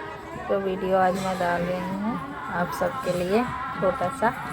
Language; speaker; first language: Hindi; non-native, local second language; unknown